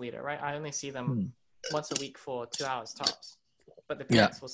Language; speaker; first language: English; non-native, local second language; Cantonese